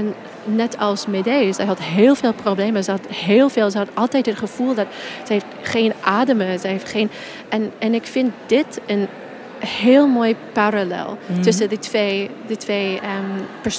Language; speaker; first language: Dutch; non-native, fluent; English